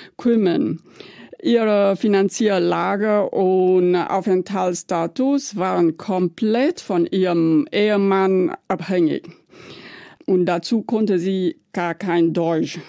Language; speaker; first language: German; non-native, fluent; Vietnamese